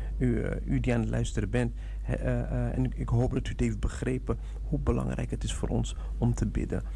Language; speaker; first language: Dutch; non-native, fluent; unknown